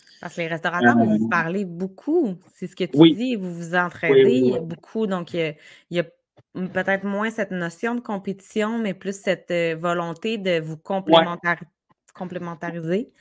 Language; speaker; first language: French; native; French